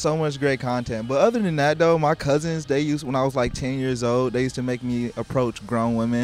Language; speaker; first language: English; native; English